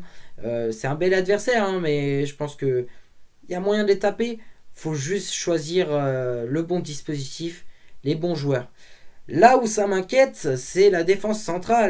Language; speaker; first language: French; native; French